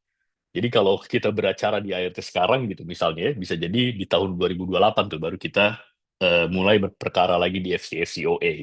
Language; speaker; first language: Indonesian; native; Indonesian